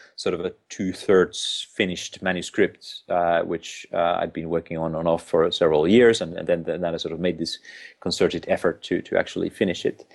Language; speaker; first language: English; non-native, fluent; Finnish